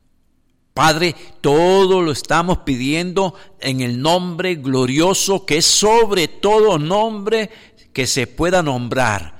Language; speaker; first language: Spanish; native; Spanish